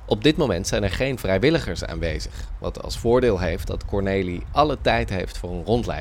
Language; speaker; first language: Dutch; native; Dutch